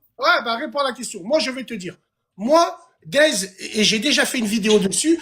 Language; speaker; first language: French; early bilingual, other home language; Arabic